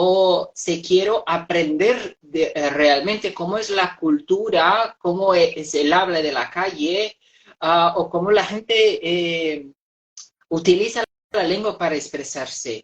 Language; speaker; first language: Spanish; non-native, fluent; Portuguese